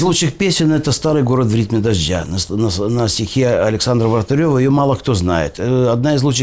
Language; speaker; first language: Russian; native; Russian